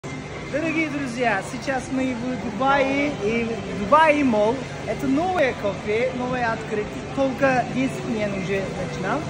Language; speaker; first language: Russian; non-native, learner; Turkish